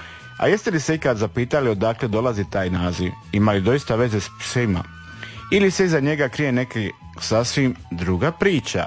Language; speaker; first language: Serbian; native; Serbian